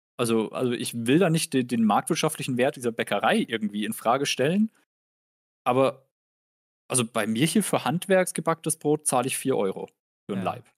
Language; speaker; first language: German; native; German